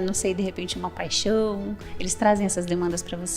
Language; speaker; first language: Portuguese; native; Portuguese